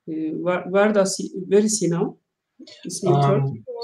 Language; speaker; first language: English; non-native, learner; Turkish